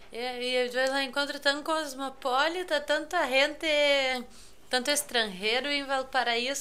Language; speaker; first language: Spanish; non-native, fluent; Portuguese